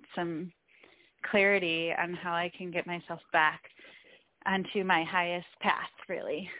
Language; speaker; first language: English; native; English